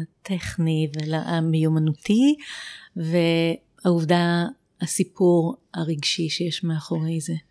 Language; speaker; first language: Hebrew; native; Hebrew